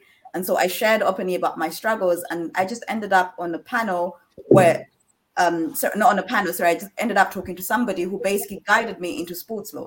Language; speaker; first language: English; non-native, local second language; Ganda